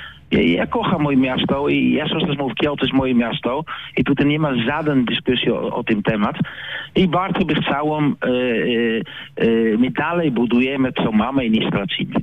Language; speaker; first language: Polish; non-native, learner; Dutch